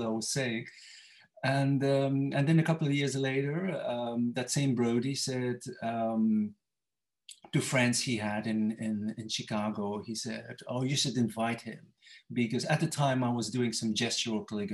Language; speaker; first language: English; non-native, fluent; Dutch